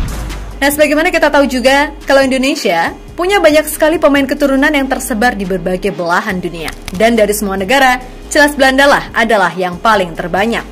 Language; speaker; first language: Indonesian; native; Indonesian